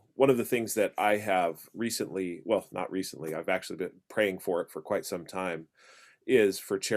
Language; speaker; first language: English; native; English